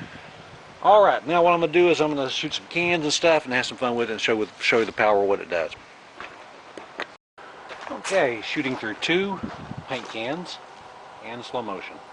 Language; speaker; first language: English; native; English